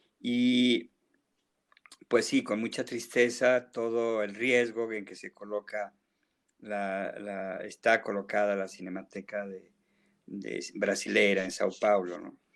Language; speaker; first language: Spanish; native; Spanish